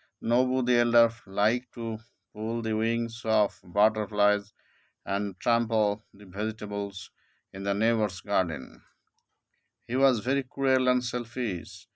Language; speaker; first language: English; non-native, local second language; Bangla